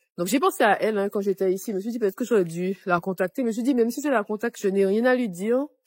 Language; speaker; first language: French; native; French